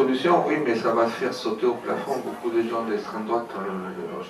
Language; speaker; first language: French; native; French